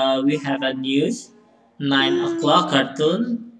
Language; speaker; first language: English; non-native, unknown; Indonesian